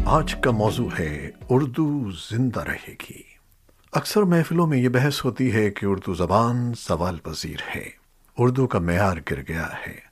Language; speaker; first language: Urdu; native; Urdu